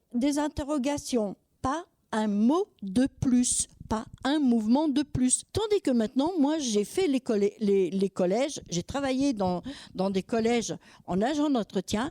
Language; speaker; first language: French; native; French